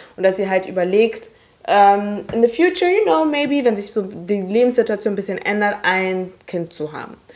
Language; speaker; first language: German; early bilingual, other home language; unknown